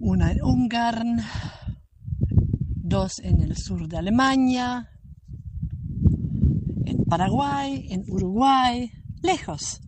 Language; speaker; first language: Spanish; non-native, fluent; German